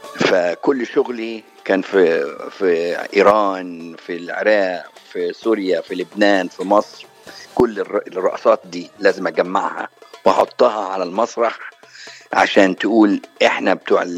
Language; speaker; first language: Arabic; native; Arabic